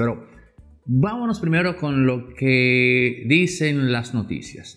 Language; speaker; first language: Spanish; native; Spanish